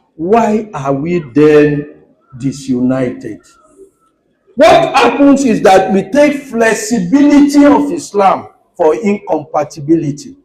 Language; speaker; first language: English; non-native, local second language; Yoruba